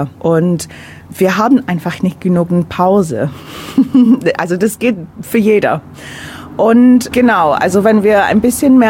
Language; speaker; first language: German; non-native, fluent; English